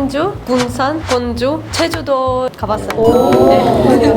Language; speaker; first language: Korean; non-native, fluent; Russian